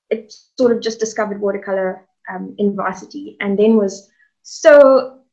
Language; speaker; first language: English; native; English